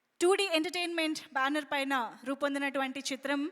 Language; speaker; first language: Telugu; native; Telugu